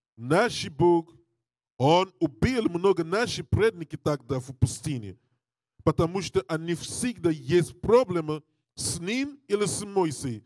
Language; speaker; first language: Russian; non-native, learner; English